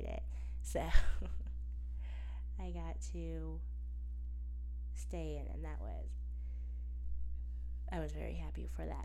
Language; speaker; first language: English; native; English